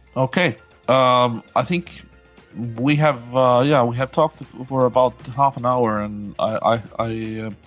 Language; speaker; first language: English; non-native, fluent; Latvian